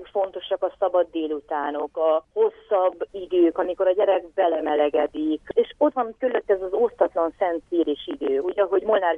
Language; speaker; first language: Hungarian; native; Hungarian